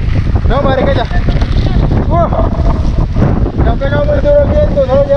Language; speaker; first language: Spanish; native; Spanish